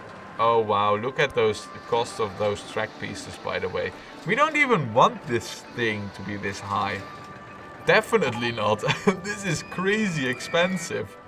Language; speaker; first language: English; non-native, fluent; Dutch